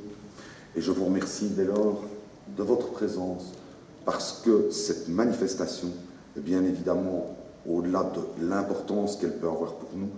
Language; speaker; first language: French; native; French